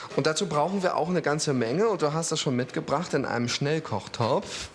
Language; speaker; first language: German; native; German